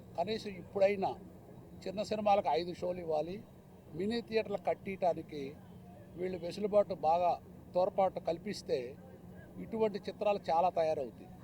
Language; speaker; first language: Telugu; native; Telugu